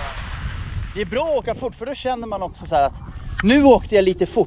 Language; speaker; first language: Swedish; native; Swedish